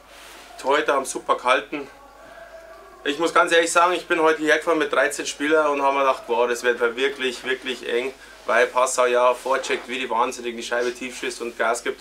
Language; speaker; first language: German; native; German